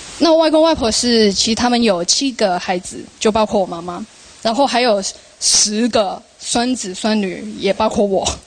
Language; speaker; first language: Chinese; non-native, local second language; Cantonese